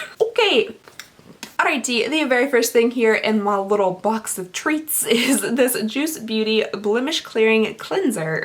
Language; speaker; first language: English; native; English